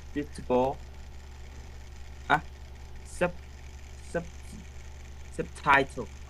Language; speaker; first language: English; non-native, learner; Vietnamese